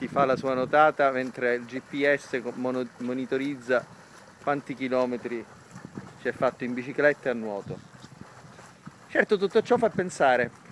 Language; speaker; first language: Italian; native; Italian